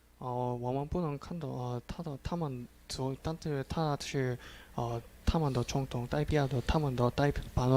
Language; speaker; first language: Chinese; non-native, learner; Korean